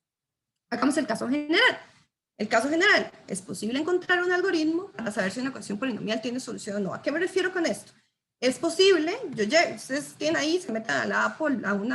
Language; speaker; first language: Spanish; native; Spanish